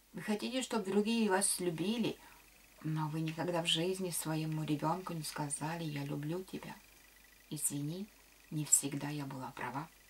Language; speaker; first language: Russian; non-native, local second language; Latvian